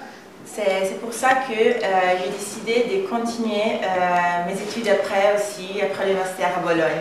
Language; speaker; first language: French; non-native, fluent; Italian